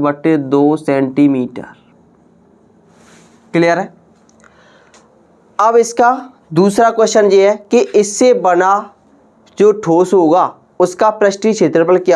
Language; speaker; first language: Hindi; native; Hindi